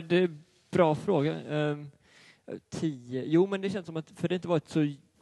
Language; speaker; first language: Swedish; native; Swedish